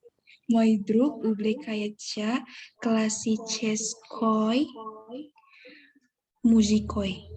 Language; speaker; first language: Russian; non-native, learner; Indonesian